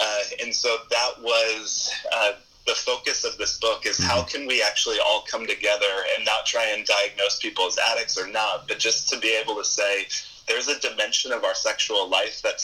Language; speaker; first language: English; native; English